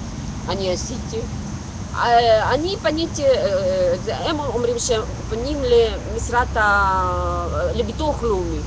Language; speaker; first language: Hebrew; non-native, local second language; Russian